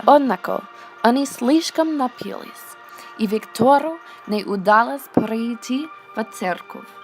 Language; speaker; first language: Russian; non-native, learner; English